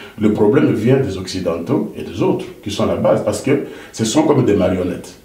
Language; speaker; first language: French; non-native, local second language; Lingala